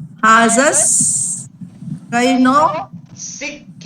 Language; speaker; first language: Arabic; non-native, learner; Urdu